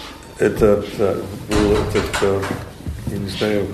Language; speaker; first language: Russian; non-native, fluent; English